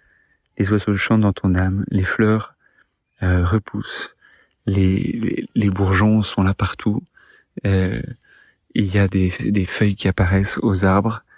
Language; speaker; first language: French; native; French